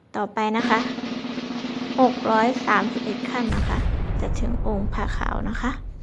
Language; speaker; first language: Thai; native; Thai